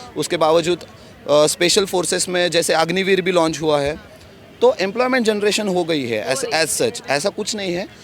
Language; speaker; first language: Hindi; non-native, local second language; Marathi